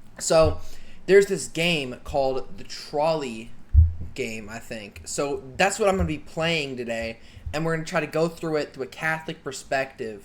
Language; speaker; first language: English; native; English